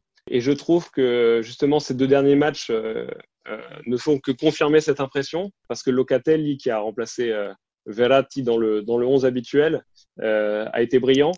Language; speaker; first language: French; native; French